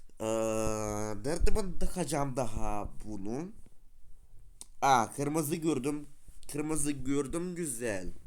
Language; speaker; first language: Turkish; non-native, learner; Russian